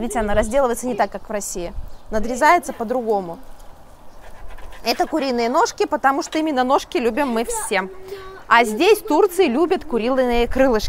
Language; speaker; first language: Russian; native; Russian